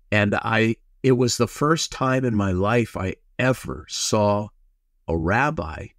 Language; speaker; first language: English; native; English